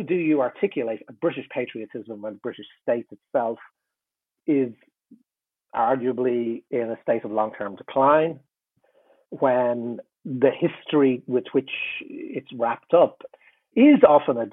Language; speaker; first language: English; native; English